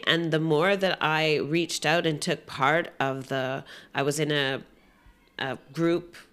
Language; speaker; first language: English; native; English